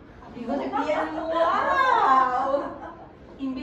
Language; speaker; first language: Japanese; non-native, learner; Spanish